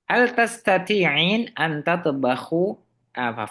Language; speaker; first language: Arabic; non-native, fluent; Indonesian